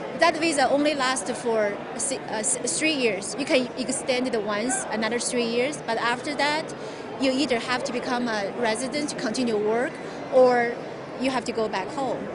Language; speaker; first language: English; non-native, fluent; Chinese